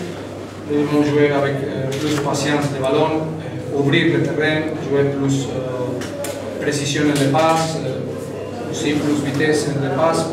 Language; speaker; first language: French; non-native, fluent; Spanish